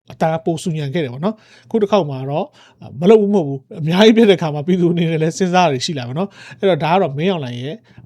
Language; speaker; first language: Burmese; native; Burmese